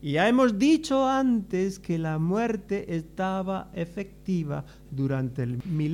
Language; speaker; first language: Spanish; native; Spanish